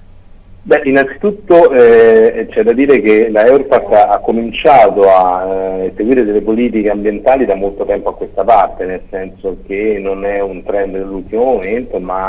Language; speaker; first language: Italian; native; Italian